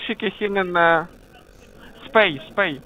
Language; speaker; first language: German; non-native, fluent; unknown